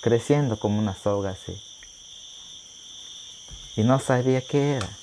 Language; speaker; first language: Spanish; non-native, local second language; Shipibo-Conibo